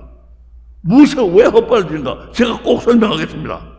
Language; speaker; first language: Korean; native; Korean